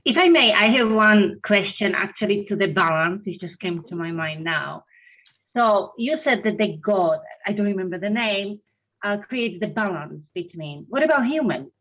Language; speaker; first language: English; non-native, fluent; Slovak